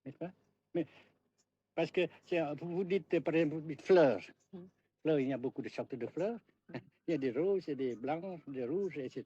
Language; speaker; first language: French; non-native, local second language; Vietnamese